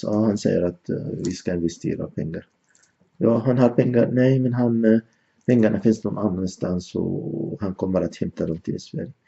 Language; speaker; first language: Swedish; non-native, fluent; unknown